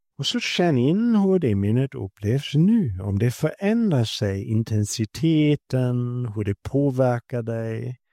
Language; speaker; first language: Swedish; non-native, fluent; German